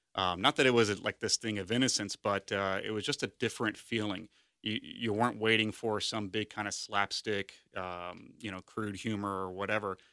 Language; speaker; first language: English; native; English